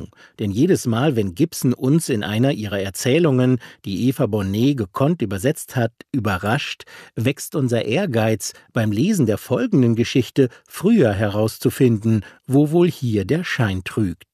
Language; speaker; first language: German; native; German